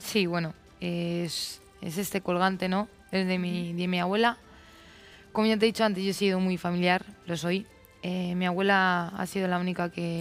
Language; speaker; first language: Spanish; native; Spanish